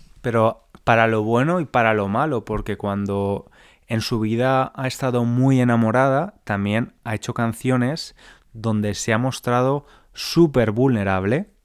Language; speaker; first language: Spanish; native; Spanish